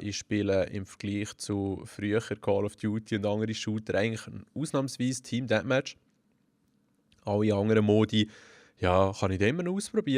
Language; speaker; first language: German; native; German